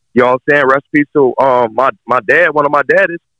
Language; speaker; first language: English; native; English